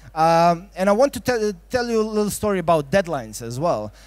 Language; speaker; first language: English; non-native, fluent; Croatian